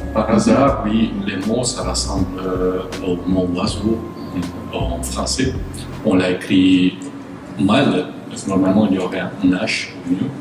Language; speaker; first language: French; non-native, fluent; Italian